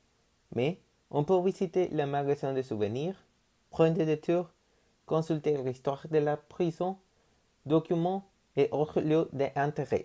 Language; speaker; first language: French; non-native, learner; Spanish